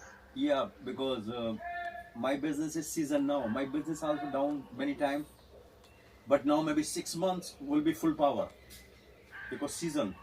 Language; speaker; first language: English; non-native, learner; Hindi